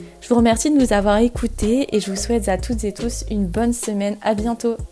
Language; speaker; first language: French; native; French